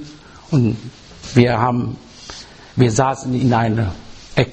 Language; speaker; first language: German; non-native, learner; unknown